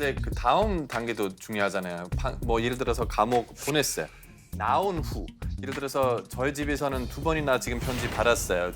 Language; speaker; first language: Korean; non-native, fluent; German